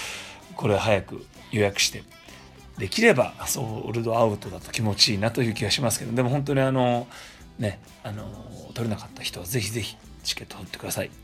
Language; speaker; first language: Japanese; native; Japanese